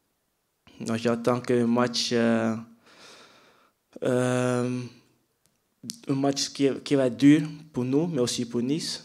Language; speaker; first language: French; non-native, fluent; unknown